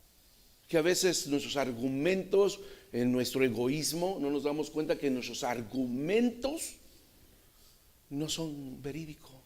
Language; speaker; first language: Spanish; native; Spanish